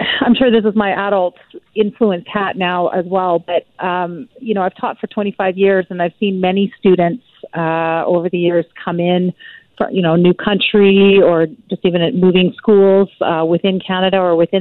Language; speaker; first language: English; native; English